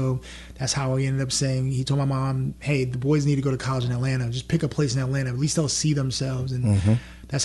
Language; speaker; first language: English; early bilingual, other home language; French